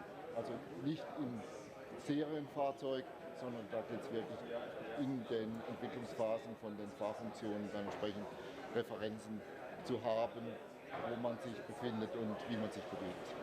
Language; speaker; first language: German; native; German